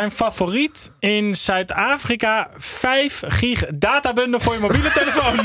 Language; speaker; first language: Dutch; native; Dutch